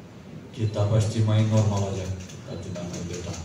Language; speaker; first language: Indonesian; non-native, learner; Portuguese